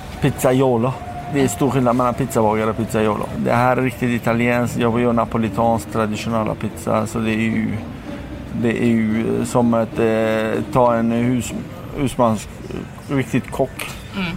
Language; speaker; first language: Swedish; early bilingual, other home language; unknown